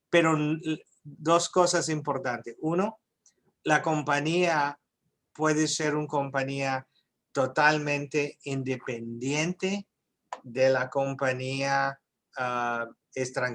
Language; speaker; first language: Spanish; early bilingual, heritage; English